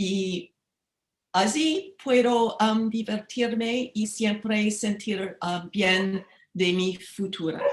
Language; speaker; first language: Spanish; non-native, learner; English